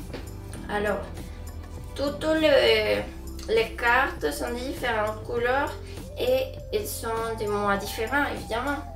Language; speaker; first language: French; non-native, fluent; Spanish